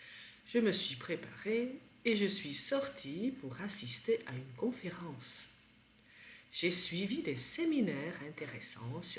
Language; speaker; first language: French; non-native, fluent; Czech